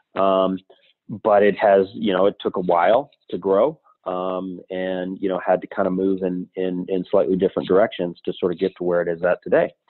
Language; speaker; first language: English; native; English